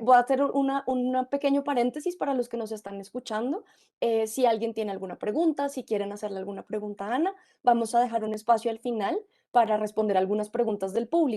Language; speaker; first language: Spanish; native; Spanish